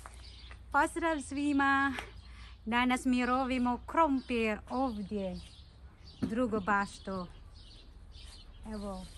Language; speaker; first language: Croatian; non-native, learner; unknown